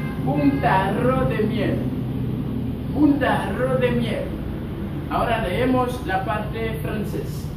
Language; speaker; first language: Spanish; non-native, fluent; Haitian Creole